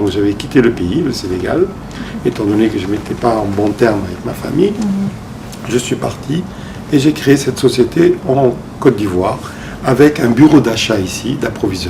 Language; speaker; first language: French; non-native, local second language; Arabic